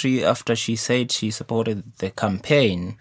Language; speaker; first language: English; non-native, local second language; Kikuyu